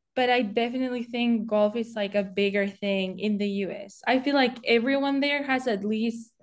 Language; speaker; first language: English; non-native, fluent; Spanish